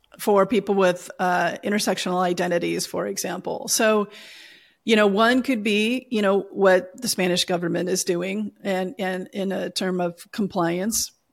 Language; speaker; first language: English; native; English